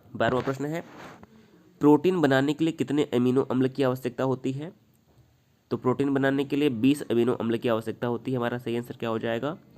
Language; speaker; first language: Hindi; native; Hindi